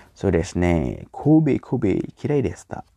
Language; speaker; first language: Japanese; non-native, learner; Indonesian